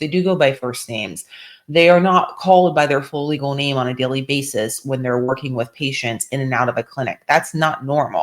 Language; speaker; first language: English; native; English